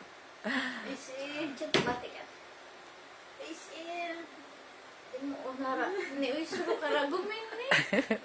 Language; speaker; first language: Japanese; non-native, learner; Filipino